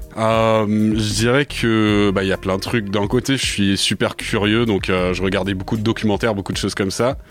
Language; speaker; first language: French; early bilingual, other home language; English